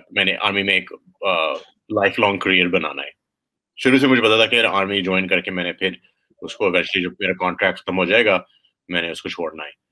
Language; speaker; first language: Urdu; early bilingual, heritage; Urdu